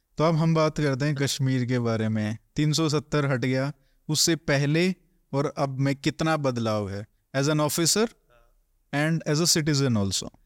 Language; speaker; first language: Hindi; native; Hindi